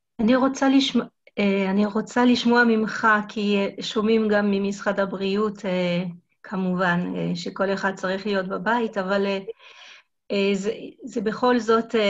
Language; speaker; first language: Hebrew; non-native, fluent; French